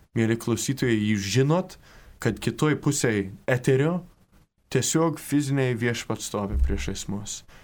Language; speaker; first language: Lithuanian; early bilingual, heritage; Lithuanian